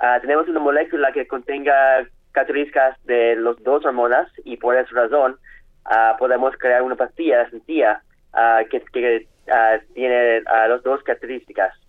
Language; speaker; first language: Spanish; non-native, learner; English